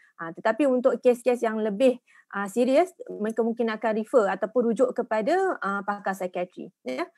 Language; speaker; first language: Malay; native; Malay